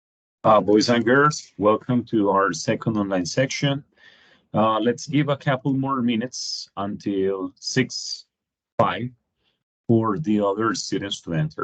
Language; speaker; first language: English; non-native, fluent; Spanish